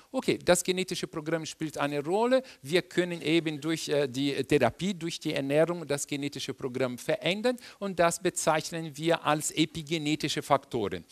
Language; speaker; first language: German; non-native, fluent; Portuguese